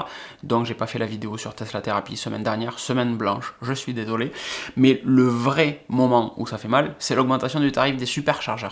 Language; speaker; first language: French; native; French